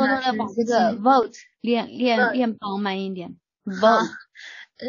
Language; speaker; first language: Chinese; native; Chinese